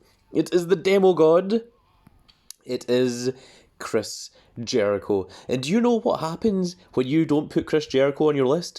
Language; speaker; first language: English; native; English